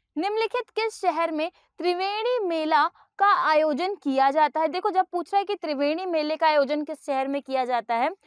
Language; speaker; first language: Hindi; native; Hindi